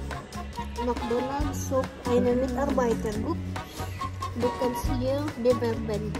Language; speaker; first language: German; non-native, learner; Filipino